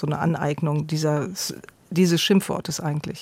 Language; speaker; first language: German; native; German